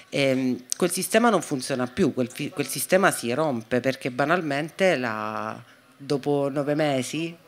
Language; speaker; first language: Italian; native; Italian